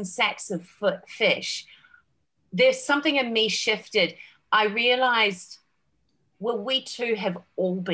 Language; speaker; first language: English; native; English